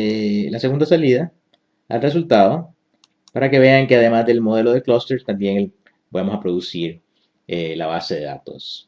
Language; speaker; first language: Spanish; native; Spanish